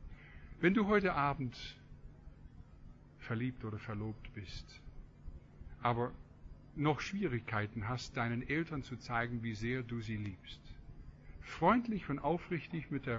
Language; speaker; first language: German; non-native, fluent; English